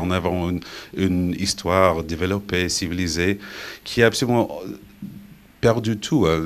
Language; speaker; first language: French; non-native, fluent; English